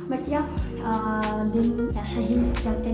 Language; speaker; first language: Hindi; non-native, local second language; Bangla